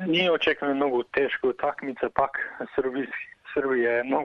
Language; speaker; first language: Macedonian; early bilingual, heritage; Macedonian